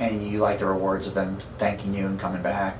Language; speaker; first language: English; native; English